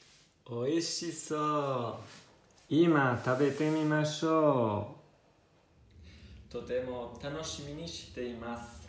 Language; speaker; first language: Japanese; non-native, learner; Italian